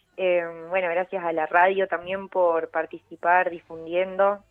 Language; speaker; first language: Spanish; native; Spanish